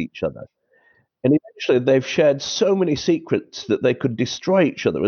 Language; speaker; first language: English; native; English